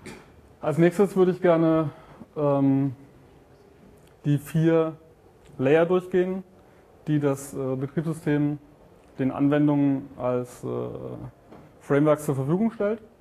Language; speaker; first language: German; native; German